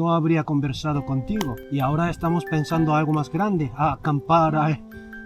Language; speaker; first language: Spanish; non-native, fluent; Korean